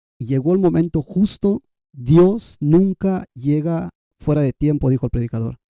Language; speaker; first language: Spanish; non-native, local second language; Kʼicheʼ